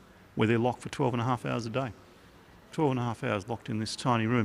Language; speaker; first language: English; native; English